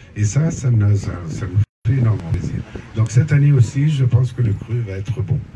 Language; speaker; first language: French; non-native, local second language; Arabic